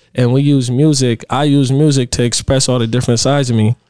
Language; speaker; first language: English; native; English